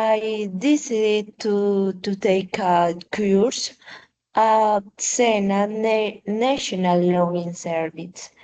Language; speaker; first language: English; non-native, learner; Spanish